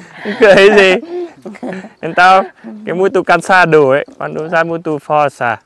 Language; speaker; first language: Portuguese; non-native, learner; Vietnamese